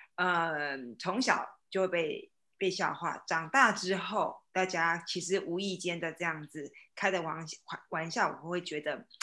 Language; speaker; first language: Chinese; native; Chinese